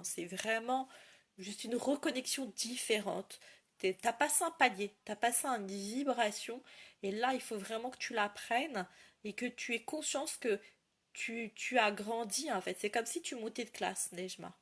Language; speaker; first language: French; native; French